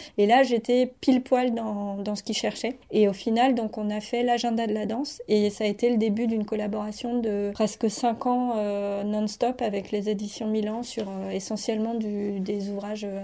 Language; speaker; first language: French; native; French